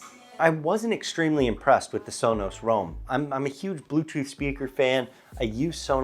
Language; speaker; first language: English; native; English